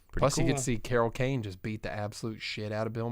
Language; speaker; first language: English; native; English